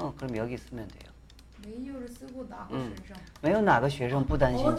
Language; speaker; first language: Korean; non-native, fluent; Chinese